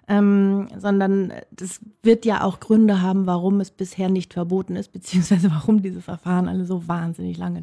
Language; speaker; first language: German; native; German